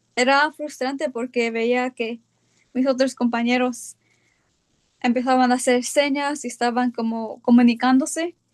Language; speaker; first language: Spanish; early bilingual, heritage; Spanish